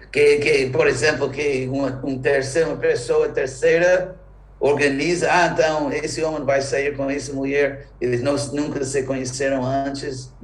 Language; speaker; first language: Portuguese; non-native, fluent; English